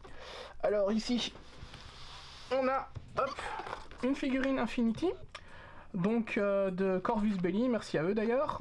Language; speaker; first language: French; native; French